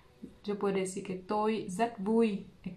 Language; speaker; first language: Spanish; non-native, learner; Vietnamese